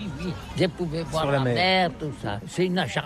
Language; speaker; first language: French; non-native, learner; Catalan